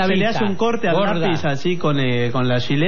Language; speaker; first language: Spanish; native; Spanish